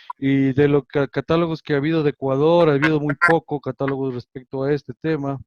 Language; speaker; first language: Spanish; native; Spanish